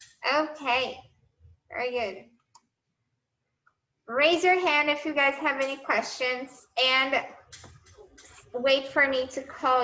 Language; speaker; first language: English; non-native, fluent; Portuguese